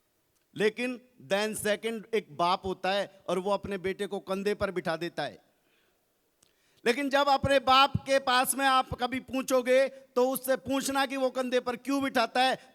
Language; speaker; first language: Hindi; native; Hindi